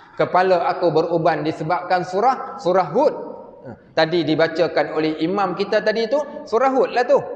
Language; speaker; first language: Malay; native; Malay